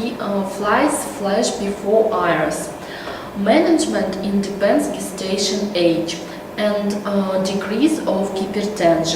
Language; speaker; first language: English; non-native, learner; Russian